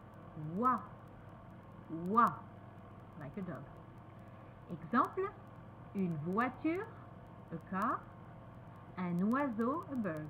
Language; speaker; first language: French; native; French